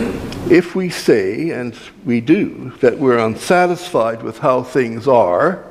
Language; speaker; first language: English; native; English